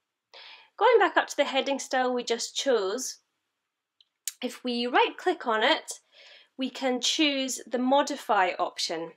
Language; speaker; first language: English; native; English